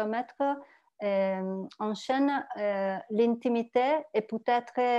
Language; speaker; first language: French; non-native, learner; Italian